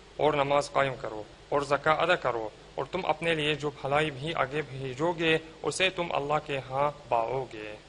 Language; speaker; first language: Urdu; non-native, fluent; Arabic